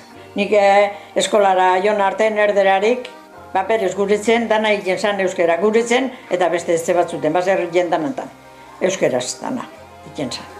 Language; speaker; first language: Basque; native; Basque